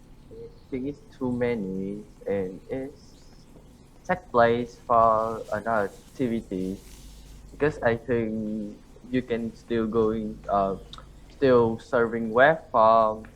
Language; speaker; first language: English; non-native, learner; Vietnamese